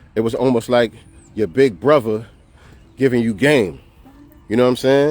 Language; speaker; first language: English; native; English